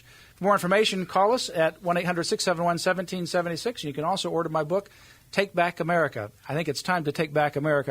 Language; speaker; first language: English; native; English